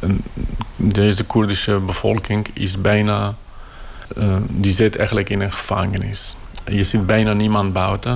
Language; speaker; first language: Dutch; non-native, fluent; Kurdish